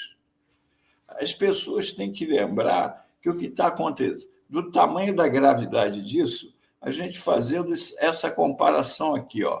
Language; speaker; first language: Portuguese; native; Portuguese